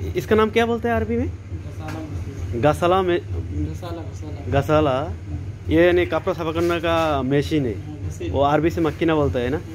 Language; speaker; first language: Hindi; non-native, fluent; Bangla